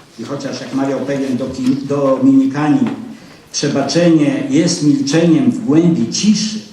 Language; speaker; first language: Polish; native; Polish